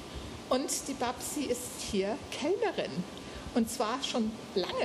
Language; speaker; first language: German; native; German